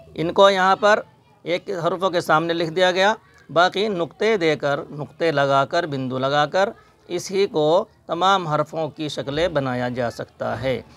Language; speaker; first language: Hindi; native; Hindi